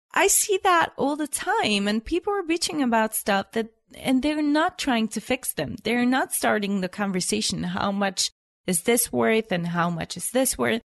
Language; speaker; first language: English; non-native, fluent; Bulgarian